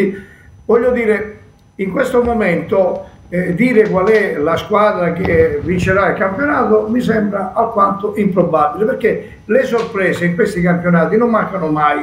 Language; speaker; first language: Italian; native; Italian